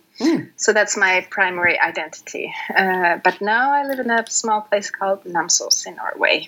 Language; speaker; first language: English; non-native, fluent; Norwegian